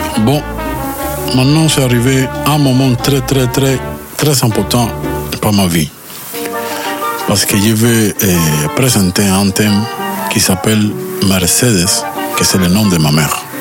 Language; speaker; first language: French; non-native, learner; Spanish